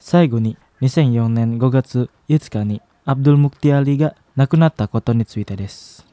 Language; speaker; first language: Japanese; non-native, fluent; Indonesian